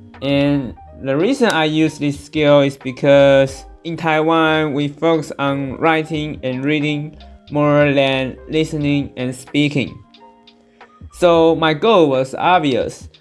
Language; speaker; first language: English; non-native, fluent; Chinese